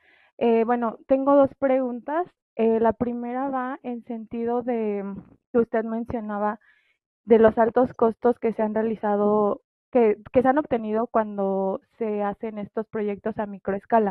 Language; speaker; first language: Spanish; native; Spanish